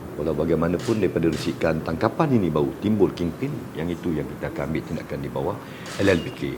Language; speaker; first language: Malay; native; Malay